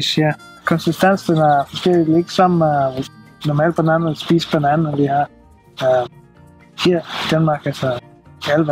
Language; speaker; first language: Danish; non-native, learner; Swahili